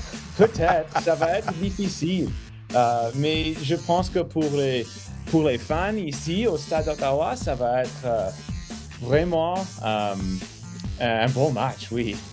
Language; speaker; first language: French; non-native, fluent; English